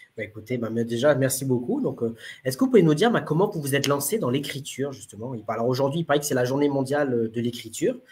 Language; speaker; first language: French; native; French